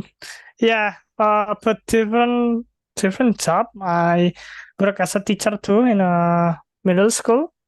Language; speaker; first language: English; non-native, fluent; Indonesian